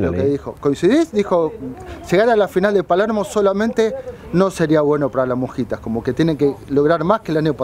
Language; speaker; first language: Spanish; native; Spanish